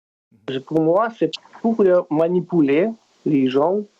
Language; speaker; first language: French; non-native, fluent; Russian